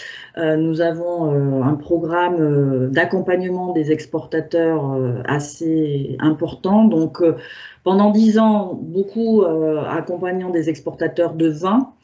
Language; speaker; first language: French; native; French